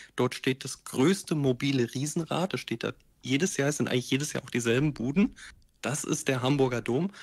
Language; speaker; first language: German; native; German